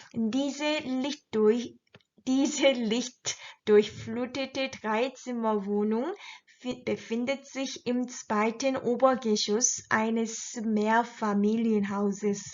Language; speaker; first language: German; non-native, fluent; Korean